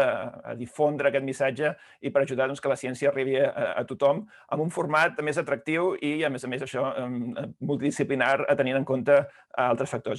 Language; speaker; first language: Catalan; native; Catalan